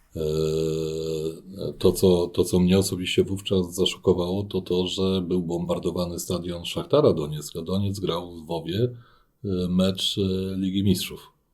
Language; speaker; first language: Polish; native; Polish